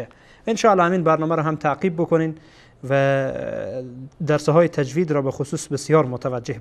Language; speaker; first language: Persian; native; Persian